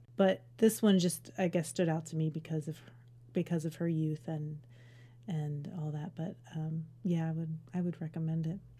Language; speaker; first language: English; native; English